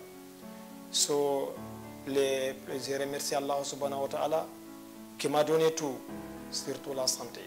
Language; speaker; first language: French; non-native, local second language; Fula